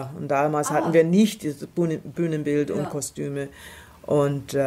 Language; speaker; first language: German; non-native, fluent; English